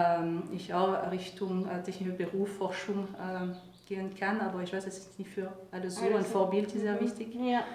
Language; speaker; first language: German; non-native, fluent; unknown